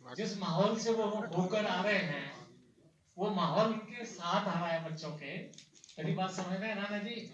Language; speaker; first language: Hindi; native; Hindi